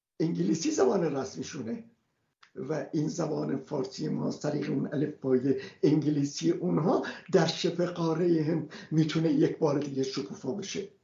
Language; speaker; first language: Persian; non-native, local second language; Kurdish